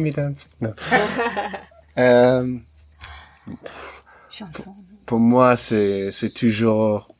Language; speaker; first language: French; non-native, learner; English